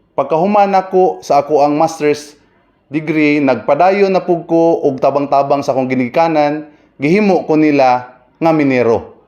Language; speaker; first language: Cebuano; non-native, local second language; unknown